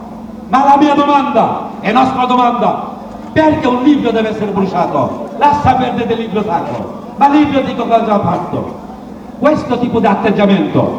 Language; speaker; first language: Italian; non-native, learner; Bangla